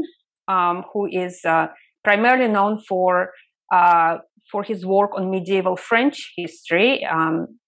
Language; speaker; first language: English; non-native, fluent; Russian